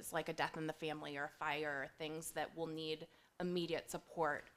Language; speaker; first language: English; native; English